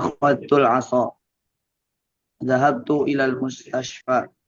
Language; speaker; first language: Arabic; non-native, learner; Indonesian